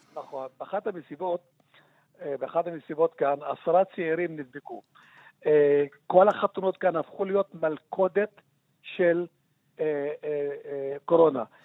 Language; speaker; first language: Hebrew; non-native, local second language; Arabic